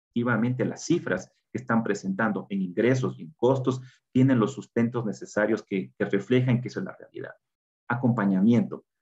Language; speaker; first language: Spanish; native; Spanish